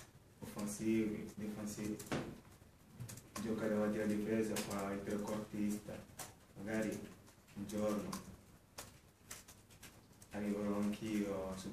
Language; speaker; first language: Italian; non-native, fluent; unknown